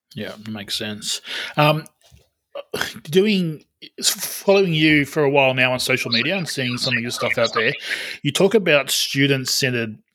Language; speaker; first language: English; native; English